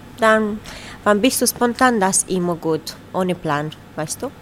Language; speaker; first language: German; non-native, learner; Romanian